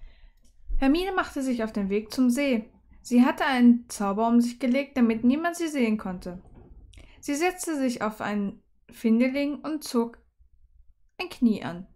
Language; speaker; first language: German; native; German